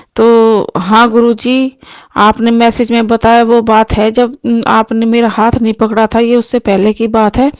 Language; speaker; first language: Hindi; non-native, local second language; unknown